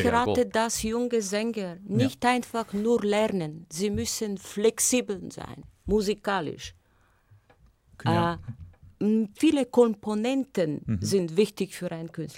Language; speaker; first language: German; non-native, fluent; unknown